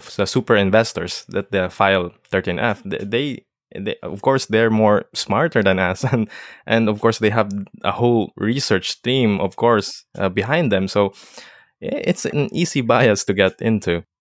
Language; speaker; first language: English; non-native, local second language; Filipino